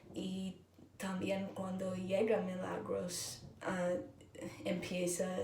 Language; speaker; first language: Spanish; non-native, learner; English